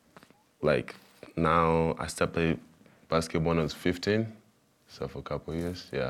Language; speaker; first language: English; non-native, local second language; Swahili